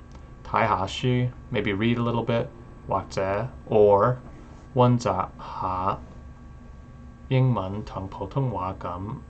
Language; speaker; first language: Cantonese; non-native, learner; English